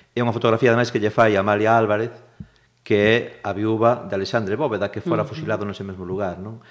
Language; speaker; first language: Galician; native; Galician